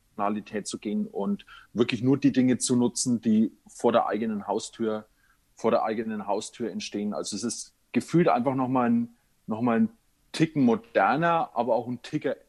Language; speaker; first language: German; native; German